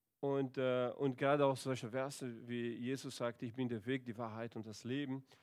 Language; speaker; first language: German; non-native, fluent; Portuguese